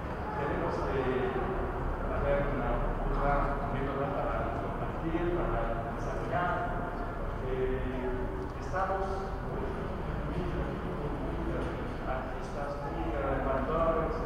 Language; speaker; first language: Spanish; non-native, learner; French